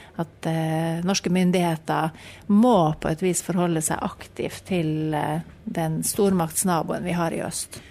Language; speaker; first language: Norwegian; native; Norwegian